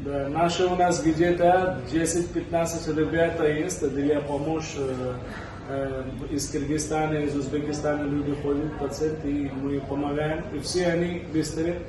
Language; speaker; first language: Russian; non-native, learner; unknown